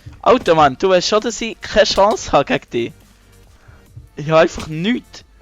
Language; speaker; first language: German; native; German